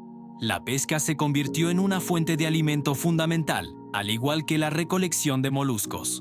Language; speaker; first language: Spanish; native; Spanish